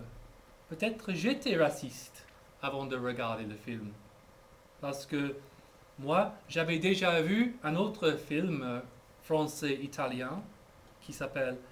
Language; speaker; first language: French; non-native, fluent; English